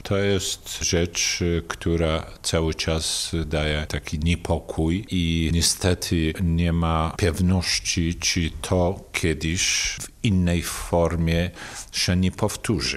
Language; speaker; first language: Polish; non-native, fluent; Kurdish